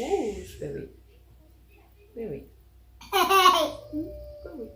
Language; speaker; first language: French; native; French